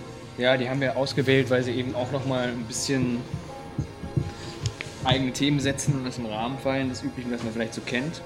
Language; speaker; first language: German; native; German